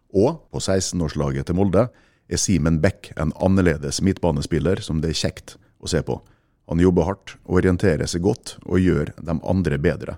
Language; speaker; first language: Norwegian; native; Norwegian